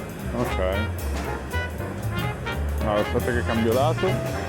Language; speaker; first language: Italian; native; Italian